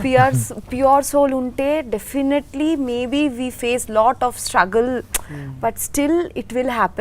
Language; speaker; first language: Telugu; non-native, learner; Bangla